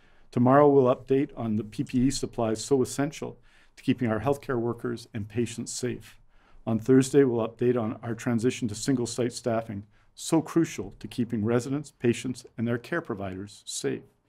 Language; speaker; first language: English; native; English